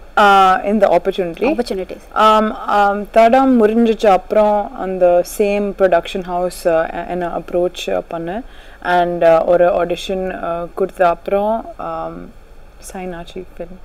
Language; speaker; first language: Tamil; non-native, learner; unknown